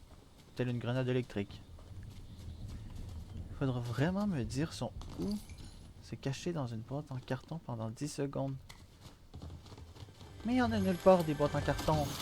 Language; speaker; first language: French; native; French